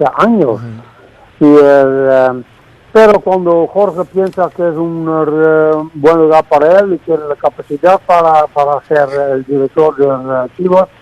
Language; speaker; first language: Spanish; non-native, fluent; Dutch